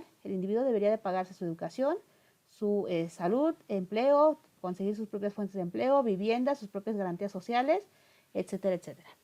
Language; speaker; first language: Spanish; native; Spanish